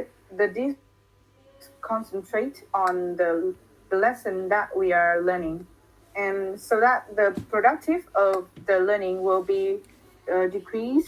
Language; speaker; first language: English; non-native, fluent; Vietnamese